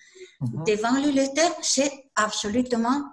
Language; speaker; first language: French; non-native, learner; Spanish